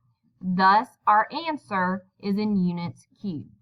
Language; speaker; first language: English; native; English